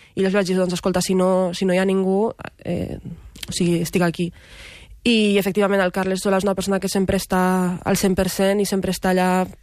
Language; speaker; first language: Catalan; early bilingual, other home language; Arabic